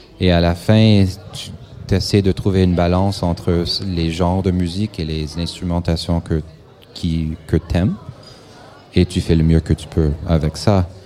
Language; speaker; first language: French; non-native, local second language; English